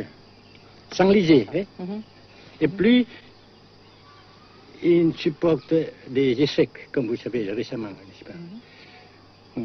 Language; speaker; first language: French; non-native, fluent; Vietnamese